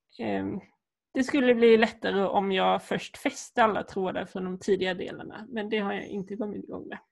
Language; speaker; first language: Swedish; native; Swedish